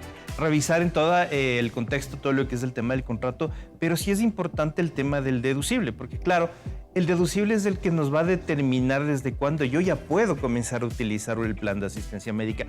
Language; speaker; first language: Spanish; native; Spanish